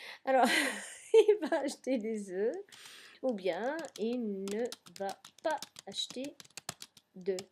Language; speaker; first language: French; non-native, fluent; English